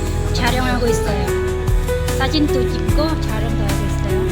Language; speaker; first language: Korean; non-native, fluent; Khmer